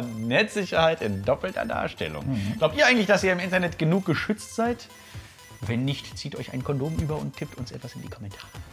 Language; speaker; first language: German; native; German